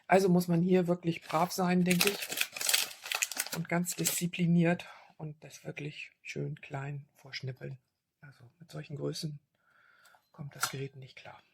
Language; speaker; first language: German; native; German